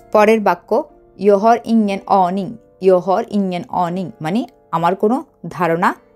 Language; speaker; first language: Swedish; non-native, fluent; Bangla